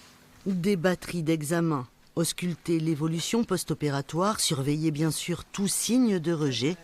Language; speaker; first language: French; native; French